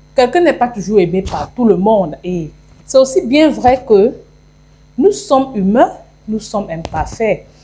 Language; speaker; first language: French; non-native, local second language; English